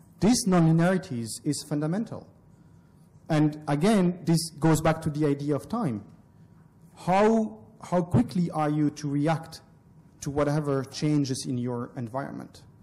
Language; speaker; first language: English; non-native, fluent; French